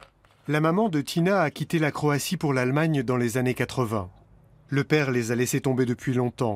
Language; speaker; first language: French; native; French